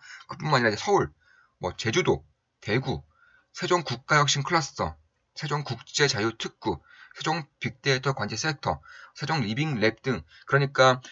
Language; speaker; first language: Korean; native; Korean